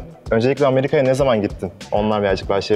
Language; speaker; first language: Turkish; native; Turkish